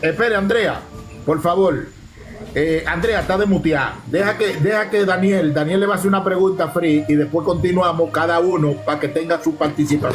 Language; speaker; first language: Spanish; native; Spanish